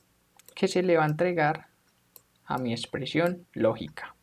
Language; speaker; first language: Spanish; native; Spanish